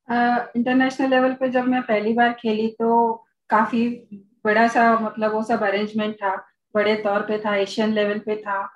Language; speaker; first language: Hindi; non-native, local second language; Marathi